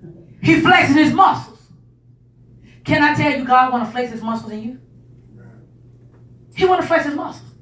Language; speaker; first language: English; native; English